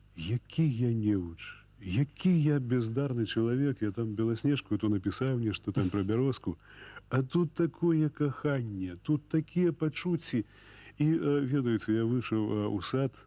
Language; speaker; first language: Belarusian; native; Belarusian